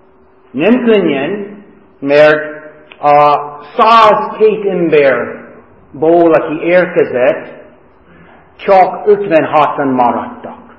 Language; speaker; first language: Hungarian; non-native, fluent; English